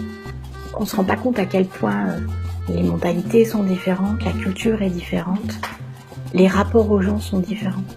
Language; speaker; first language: French; native; French